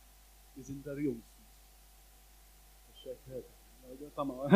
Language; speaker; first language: Turkish; non-native, fluent; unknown